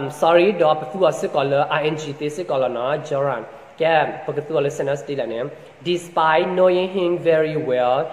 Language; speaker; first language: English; non-native, fluent; S'gaw Karen